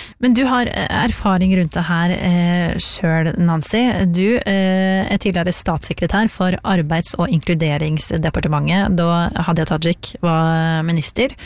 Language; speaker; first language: Norwegian; native; Norwegian